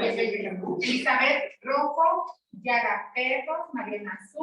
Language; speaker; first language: Spanish; native; Spanish